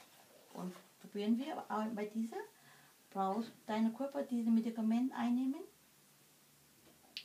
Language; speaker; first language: German; non-native, learner; Vietnamese